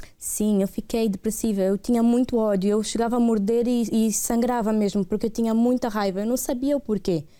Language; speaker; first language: Portuguese; native; Portuguese